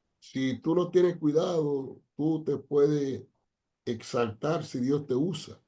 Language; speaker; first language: Spanish; non-native, fluent; English